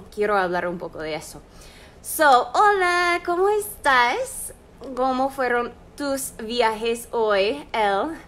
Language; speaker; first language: Spanish; non-native, fluent; English